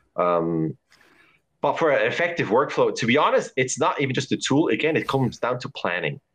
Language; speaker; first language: English; non-native, fluent; German